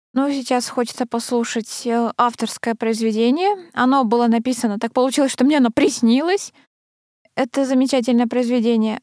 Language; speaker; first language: Russian; native; Russian